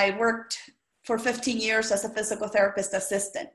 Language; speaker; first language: English; non-native, fluent; Spanish